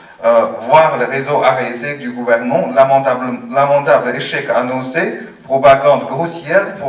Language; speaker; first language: French; non-native, fluent; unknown